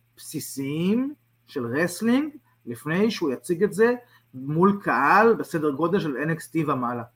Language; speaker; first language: Hebrew; native; Hebrew